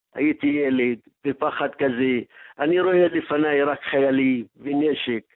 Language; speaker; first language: Hebrew; non-native, local second language; Arabic